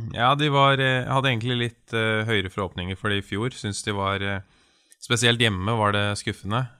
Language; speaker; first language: Norwegian; native; Norwegian